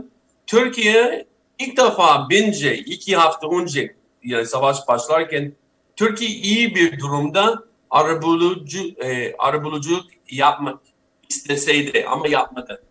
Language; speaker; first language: Turkish; non-native, fluent; English